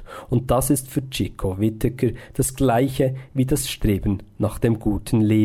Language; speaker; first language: German; native; German